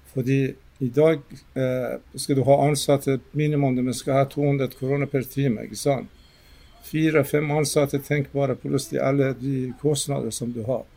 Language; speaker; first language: Norwegian; non-native, fluent; Persian